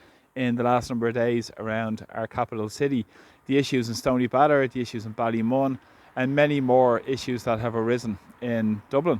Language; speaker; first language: English; native; English